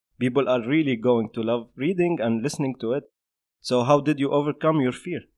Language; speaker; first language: English; non-native, fluent; Arabic